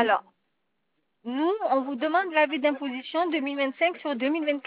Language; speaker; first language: French; native; French